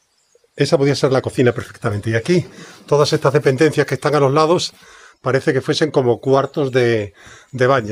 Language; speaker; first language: Spanish; native; Spanish